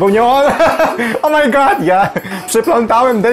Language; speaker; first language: Polish; non-native, learner; Ukrainian